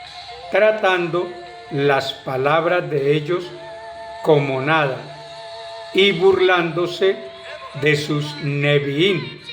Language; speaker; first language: Spanish; native; Spanish